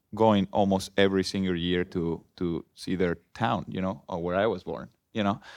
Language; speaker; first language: English; non-native, fluent; Spanish